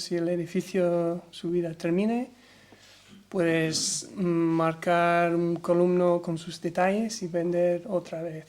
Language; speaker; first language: Spanish; non-native, learner; English